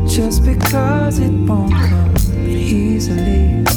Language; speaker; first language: English; non-native, fluent; Chinese